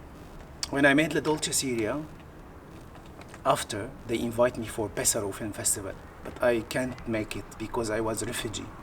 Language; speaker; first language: English; non-native, learner; Arabic